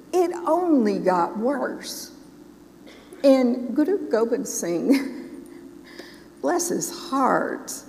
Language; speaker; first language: English; native; English